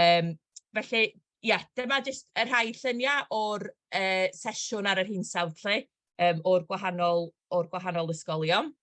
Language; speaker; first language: Welsh; native; Welsh